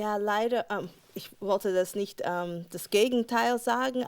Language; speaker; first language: German; non-native, fluent; English